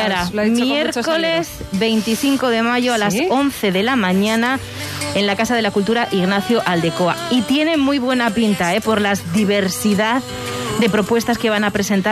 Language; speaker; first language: Spanish; native; Spanish